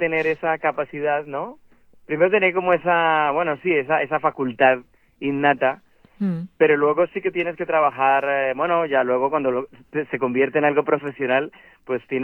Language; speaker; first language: Spanish; native; Spanish